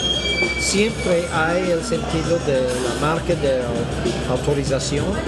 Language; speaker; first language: Spanish; non-native, fluent; English